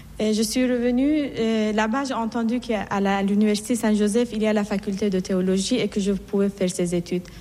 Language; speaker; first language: French; non-native, fluent; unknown